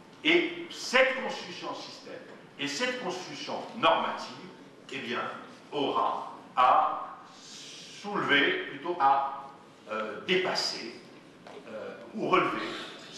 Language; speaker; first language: French; non-native, local second language; Arabic